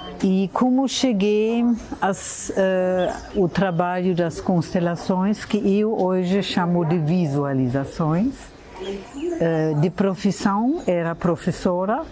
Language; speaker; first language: Portuguese; non-native, fluent; German